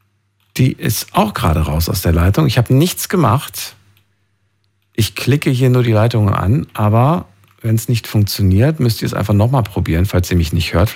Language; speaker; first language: German; native; German